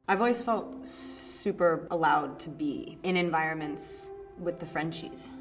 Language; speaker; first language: English; native; English